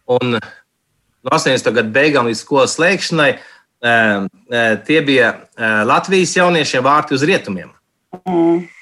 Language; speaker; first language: Latvian; early bilingual, heritage; Latvian